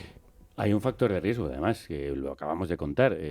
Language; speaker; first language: Spanish; native; Spanish